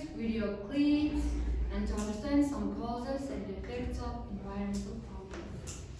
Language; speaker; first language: English; non-native, fluent; Mongolian